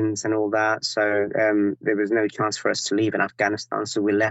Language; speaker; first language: English; non-native, fluent; Persian